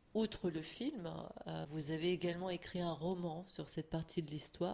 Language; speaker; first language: French; native; French